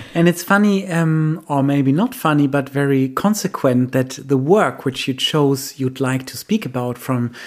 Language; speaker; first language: English; non-native, fluent; German